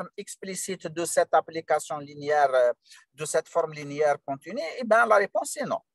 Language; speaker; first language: French; non-native, local second language; Arabic